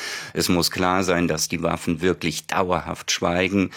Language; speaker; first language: German; native; German